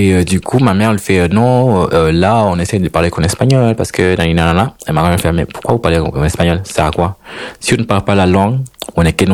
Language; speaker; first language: French; non-native, fluent; Spanish